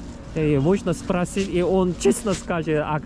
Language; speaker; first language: Russian; non-native, learner; Korean